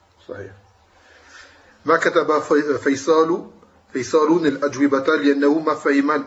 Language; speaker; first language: Arabic; non-native, fluent; French